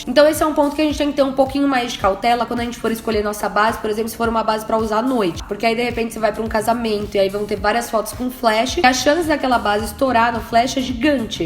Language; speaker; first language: Portuguese; native; Portuguese